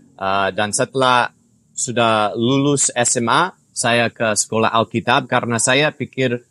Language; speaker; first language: Indonesian; non-native, fluent; English